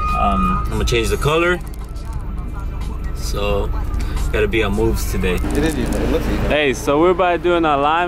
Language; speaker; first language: English; native; English